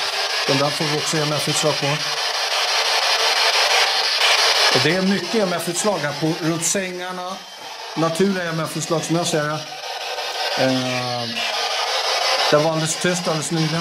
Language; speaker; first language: Swedish; native; Swedish